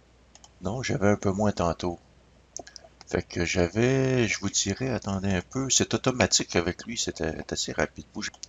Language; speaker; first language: French; native; French